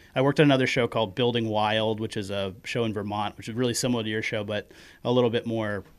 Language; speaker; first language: English; native; English